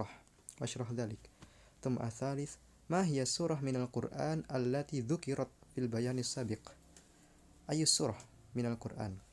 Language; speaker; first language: Arabic; non-native, learner; Indonesian